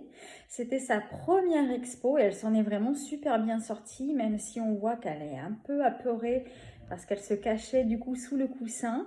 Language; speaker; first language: French; native; French